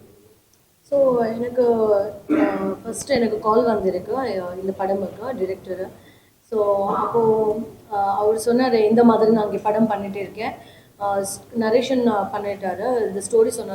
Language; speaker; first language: Tamil; non-native, fluent; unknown